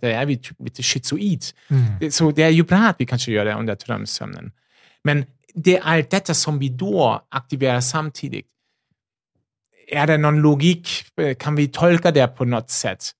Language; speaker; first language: Swedish; non-native, fluent; German